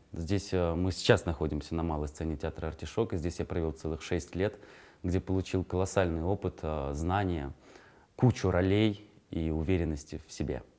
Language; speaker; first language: Russian; native; Russian